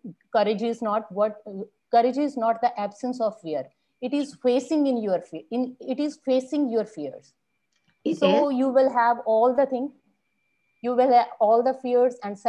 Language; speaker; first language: English; non-native, local second language; Punjabi